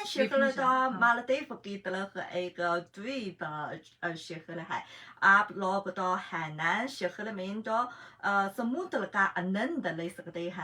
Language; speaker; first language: Hindi; non-native, fluent; Chinese